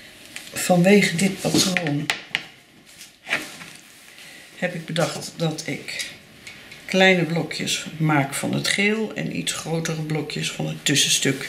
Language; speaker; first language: Dutch; native; Dutch